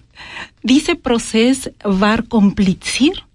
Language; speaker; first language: German; non-native, fluent; Spanish